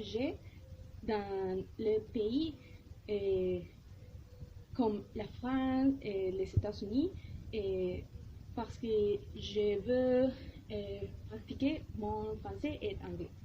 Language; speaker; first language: French; non-native, learner; Spanish